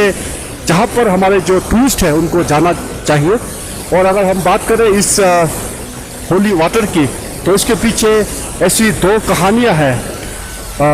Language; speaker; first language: Hindi; native; Hindi